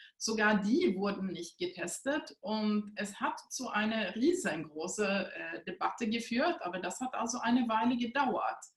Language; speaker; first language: German; non-native, fluent; Swedish